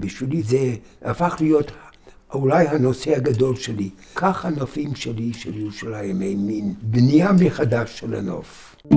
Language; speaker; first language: Hebrew; non-native, fluent; English